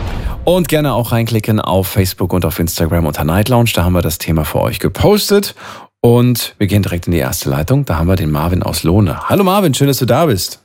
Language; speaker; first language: German; native; German